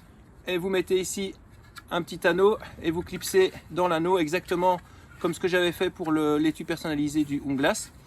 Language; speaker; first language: French; native; French